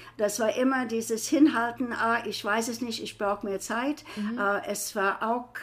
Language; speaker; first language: German; non-native, fluent; English